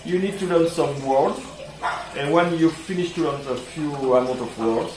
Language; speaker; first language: English; non-native, learner; French